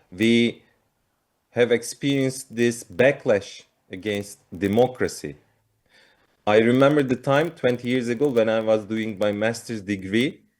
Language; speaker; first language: English; non-native, fluent; Turkish